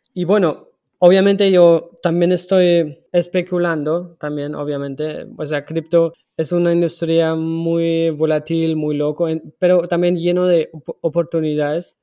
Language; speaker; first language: Spanish; non-native, fluent; German